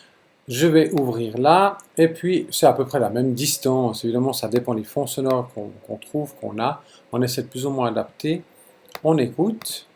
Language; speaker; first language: French; native; French